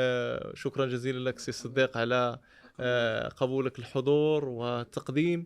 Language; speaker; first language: Arabic; native; Arabic